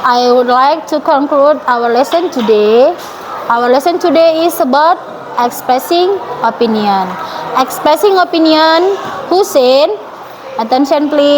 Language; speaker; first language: English; non-native, learner; Indonesian